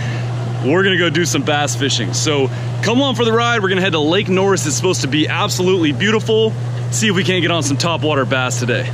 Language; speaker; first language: English; native; English